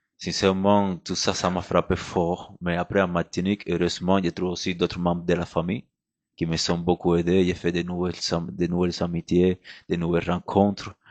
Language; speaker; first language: French; non-native, fluent; Spanish